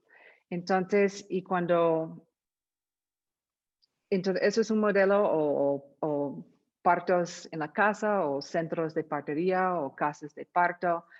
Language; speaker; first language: Spanish; non-native, fluent; English